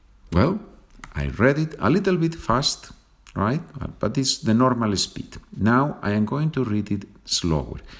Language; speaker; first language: English; non-native, fluent; Spanish